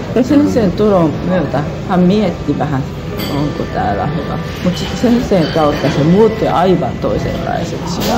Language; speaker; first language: Finnish; non-native, fluent; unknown